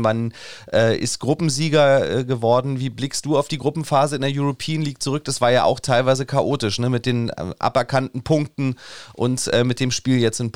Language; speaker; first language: German; native; German